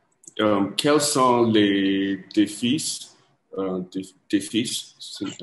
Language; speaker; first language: French; non-native, learner; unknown